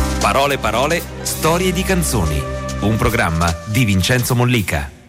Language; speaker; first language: Italian; native; Italian